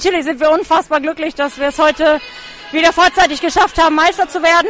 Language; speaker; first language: German; native; German